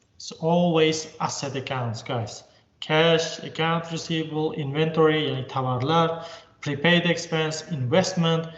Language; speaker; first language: English; non-native, fluent; Uzbek